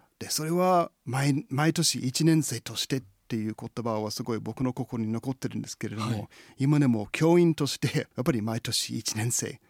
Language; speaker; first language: Japanese; non-native, fluent; English